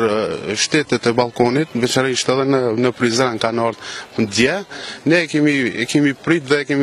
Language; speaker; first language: Albanian; native; Albanian